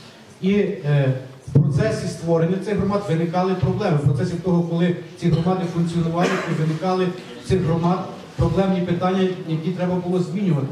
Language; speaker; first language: Ukrainian; native; Ukrainian